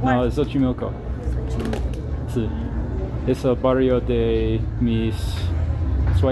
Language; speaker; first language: Spanish; non-native, learner; English